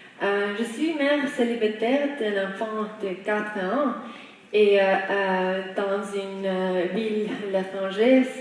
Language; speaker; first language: French; non-native, fluent; Estonian